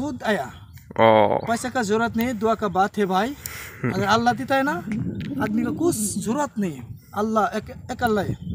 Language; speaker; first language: Hindi; non-native, learner; Bangla